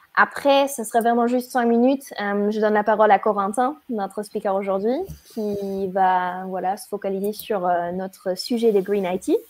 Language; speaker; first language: French; non-native, fluent; German